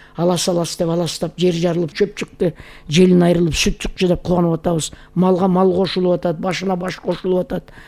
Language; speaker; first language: Kyrgyz; native; Kyrgyz